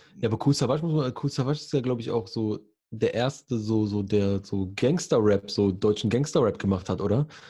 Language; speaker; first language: German; early bilingual, other home language; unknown